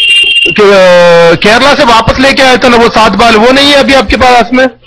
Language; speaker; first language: Hindi; non-native, local second language; Malayalam